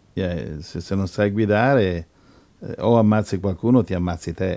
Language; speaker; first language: Italian; native; Italian